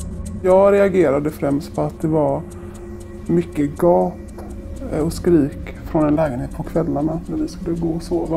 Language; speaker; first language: Swedish; native; Swedish